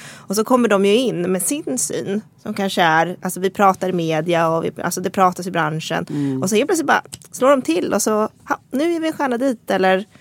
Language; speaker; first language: Swedish; native; Swedish